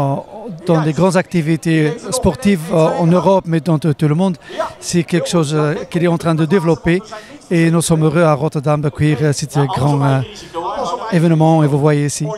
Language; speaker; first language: French; non-native, fluent; Riffian